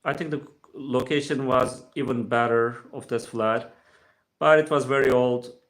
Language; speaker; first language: English; non-native, fluent; Turkish